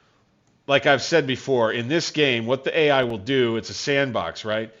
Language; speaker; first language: English; native; English